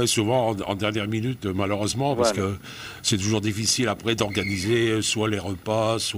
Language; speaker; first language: French; native; French